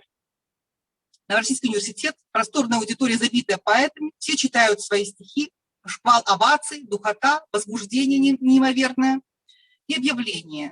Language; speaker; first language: Russian; native; Russian